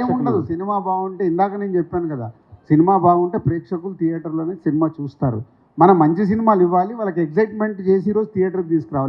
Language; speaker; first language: Telugu; native; Telugu